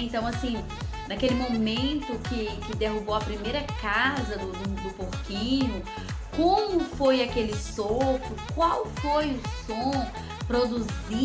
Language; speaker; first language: Portuguese; native; Portuguese